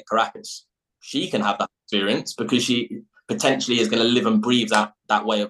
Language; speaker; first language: English; native; English